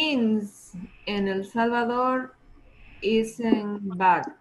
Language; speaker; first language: English; non-native, learner; Spanish